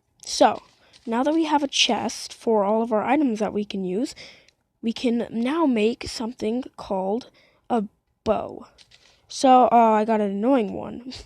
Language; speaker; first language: English; native; English